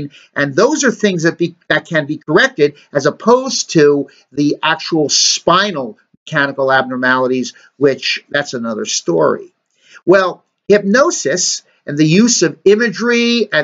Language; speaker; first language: English; native; English